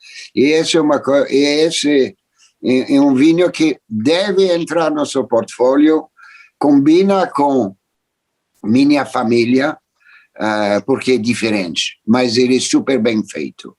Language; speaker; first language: Portuguese; non-native, fluent; French